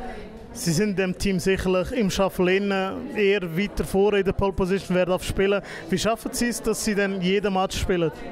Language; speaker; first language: German; native; German